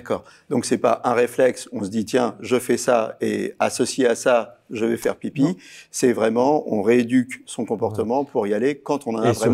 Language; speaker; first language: French; native; French